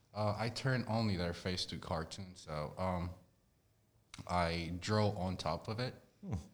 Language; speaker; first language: English; non-native, fluent; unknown